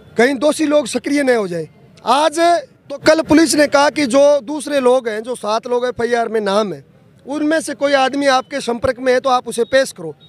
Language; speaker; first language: Hindi; native; Hindi